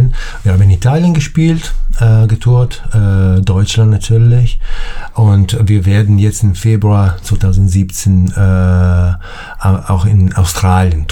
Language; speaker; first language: German; non-native, fluent; Italian